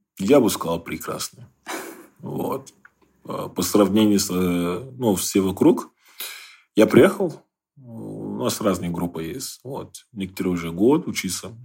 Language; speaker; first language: Russian; non-native, fluent; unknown